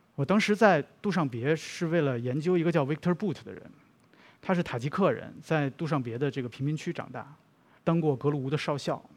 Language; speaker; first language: Chinese; native; Chinese